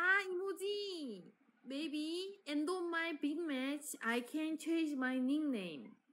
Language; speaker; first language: English; non-native, learner; Korean